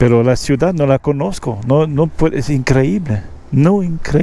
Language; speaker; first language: Spanish; non-native, learner; French